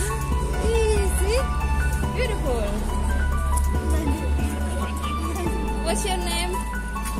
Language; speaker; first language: English; non-native, learner; Indonesian